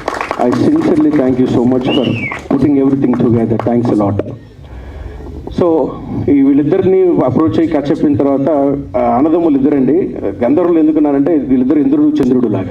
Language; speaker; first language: Telugu; native; Telugu